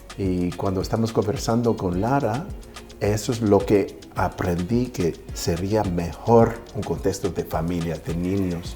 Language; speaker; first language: Spanish; early bilingual, heritage; Spanish